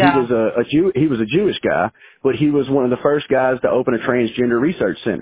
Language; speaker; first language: English; native; English